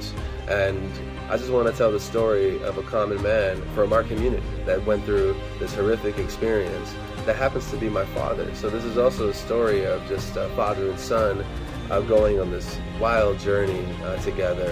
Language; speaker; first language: English; early bilingual, other home language; Spanish